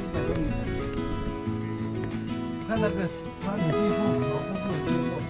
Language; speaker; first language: Chinese; native; Chinese